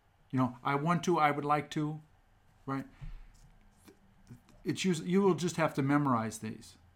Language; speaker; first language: English; native; English